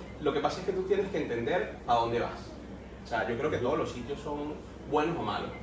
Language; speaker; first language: Spanish; native; Spanish